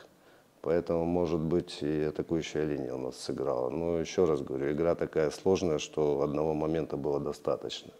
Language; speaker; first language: Russian; native; Russian